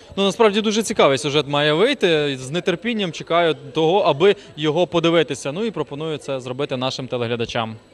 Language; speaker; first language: Ukrainian; native; Ukrainian